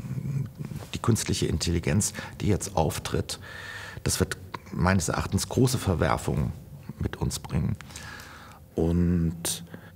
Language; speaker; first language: German; native; German